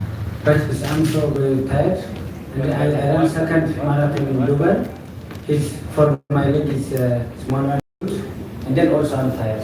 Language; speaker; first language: English; non-native, learner; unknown